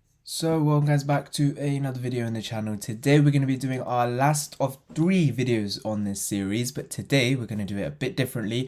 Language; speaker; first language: English; native; English